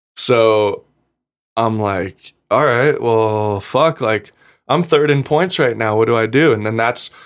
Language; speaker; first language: English; native; English